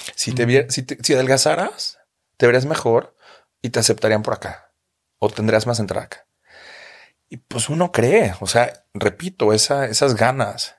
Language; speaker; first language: Spanish; native; Spanish